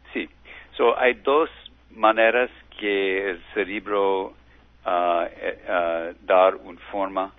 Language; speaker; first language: Spanish; non-native, learner; English